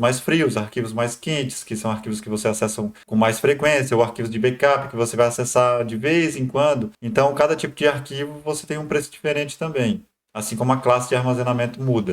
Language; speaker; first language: Portuguese; native; Portuguese